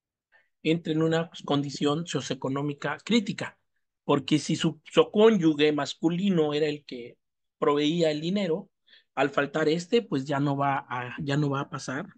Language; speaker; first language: Spanish; native; Spanish